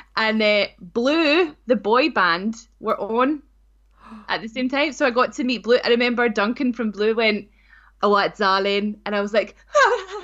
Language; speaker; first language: English; native; English